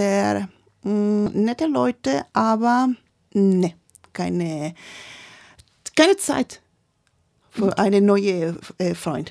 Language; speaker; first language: German; non-native, learner; Spanish